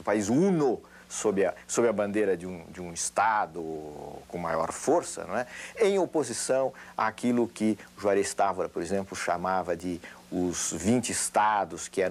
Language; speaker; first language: Portuguese; native; Portuguese